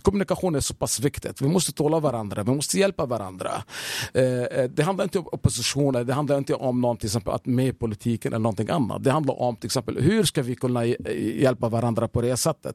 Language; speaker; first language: Swedish; non-native, fluent; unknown